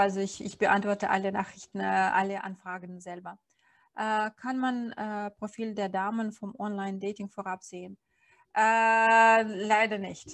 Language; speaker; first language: German; non-native, fluent; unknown